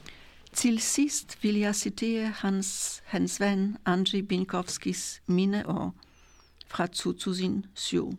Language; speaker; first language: Danish; non-native, fluent; Polish